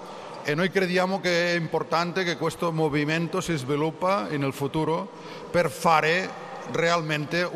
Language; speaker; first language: Italian; non-native, learner; Catalan